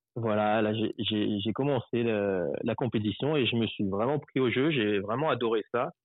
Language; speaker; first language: French; native; French